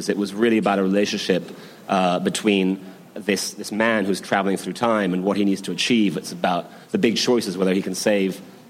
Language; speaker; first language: English; native; English